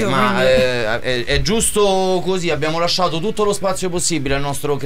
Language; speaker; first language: Italian; native; Italian